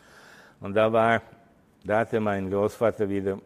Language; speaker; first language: German; early bilingual, heritage; Italian